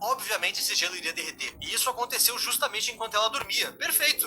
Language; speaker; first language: Portuguese; native; Portuguese